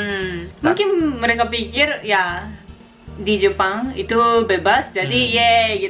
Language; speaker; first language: Indonesian; non-native, learner; Japanese